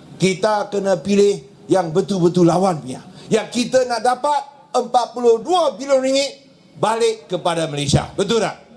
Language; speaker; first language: Malay; non-native, local second language; Min Nan Chinese